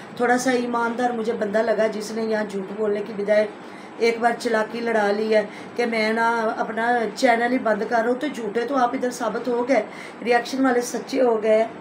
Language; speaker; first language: Urdu; non-native, local second language; Punjabi